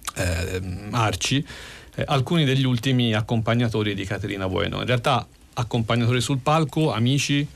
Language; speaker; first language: Italian; native; Italian